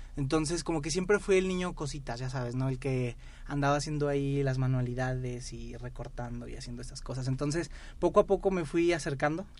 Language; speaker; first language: Spanish; native; Spanish